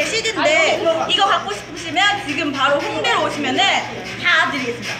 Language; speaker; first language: Korean; native; Korean